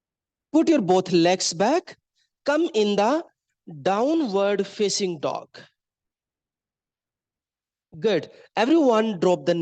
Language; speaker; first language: English; non-native, local second language; Hindi